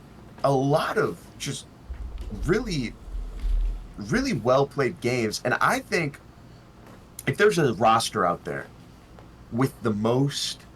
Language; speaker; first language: English; native; English